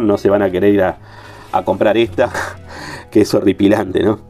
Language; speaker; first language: Spanish; native; Spanish